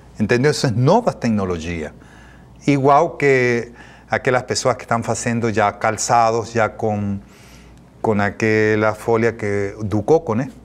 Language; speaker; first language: Portuguese; non-native, fluent; Spanish